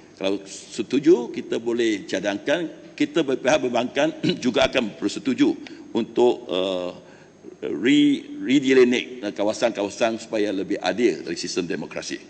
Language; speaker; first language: Malay; non-native, local second language; Chinese